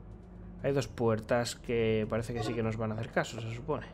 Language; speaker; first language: Spanish; native; Spanish